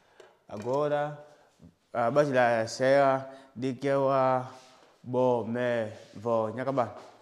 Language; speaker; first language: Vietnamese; non-native, learner; Portuguese